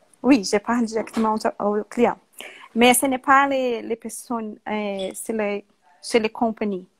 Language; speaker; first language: French; non-native, learner; Portuguese